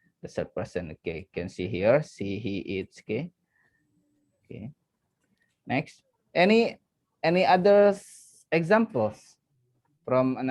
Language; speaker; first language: English; non-native, fluent; Indonesian